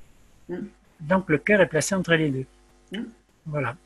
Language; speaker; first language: French; native; French